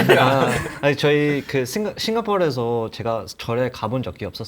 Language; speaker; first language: Korean; non-native, learner; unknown